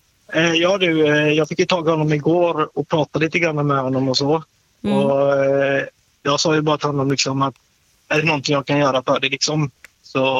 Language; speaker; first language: Swedish; native; Swedish